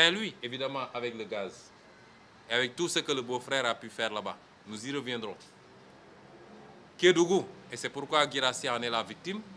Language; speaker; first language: French; non-native, local second language; Wolof